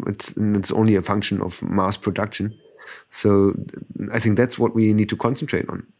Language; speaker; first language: English; non-native, fluent; German